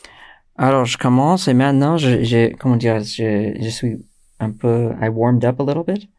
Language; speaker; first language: French; non-native, fluent; English